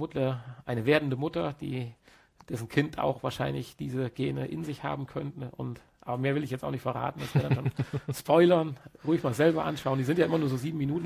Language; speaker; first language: German; native; German